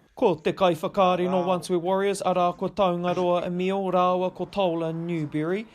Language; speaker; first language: Māori; non-native, local second language; English